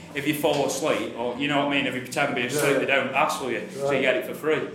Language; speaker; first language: English; native; English